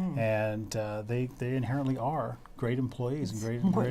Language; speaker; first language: English; native; English